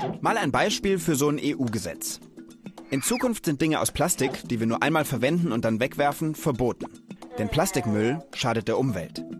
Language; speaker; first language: German; native; German